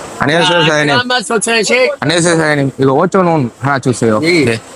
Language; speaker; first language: Korean; non-native, learner; Tamil